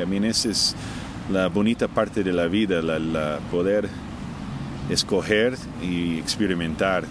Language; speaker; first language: Spanish; non-native, fluent; English